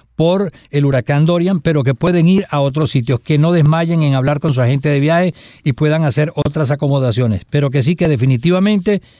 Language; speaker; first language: Spanish; native; Spanish